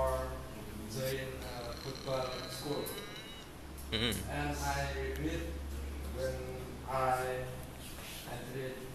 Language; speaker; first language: English; non-native, learner; Indonesian